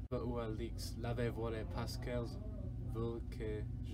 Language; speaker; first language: French; non-native, learner; English